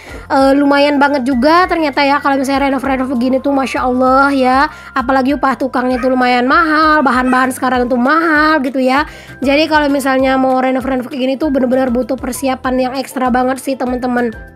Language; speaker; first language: Indonesian; native; Indonesian